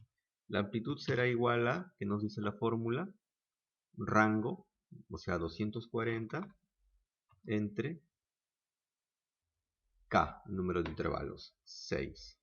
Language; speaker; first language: Spanish; native; Spanish